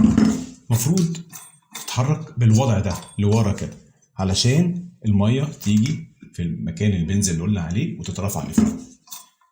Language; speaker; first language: Arabic; native; Arabic